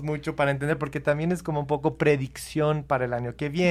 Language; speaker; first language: Spanish; non-native, fluent; English